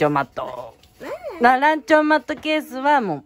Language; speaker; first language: Japanese; native; Japanese